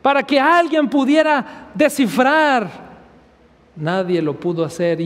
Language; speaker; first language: Spanish; native; Spanish